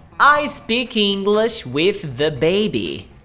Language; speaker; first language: English; non-native, fluent; Portuguese